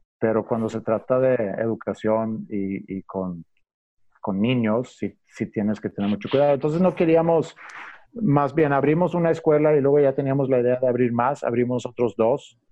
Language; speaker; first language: Spanish; non-native, fluent; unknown